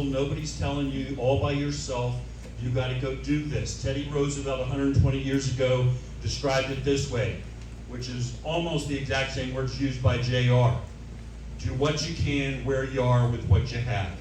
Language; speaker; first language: English; native; English